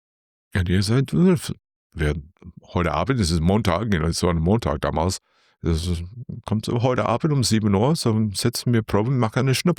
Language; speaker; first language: German; non-native, learner; English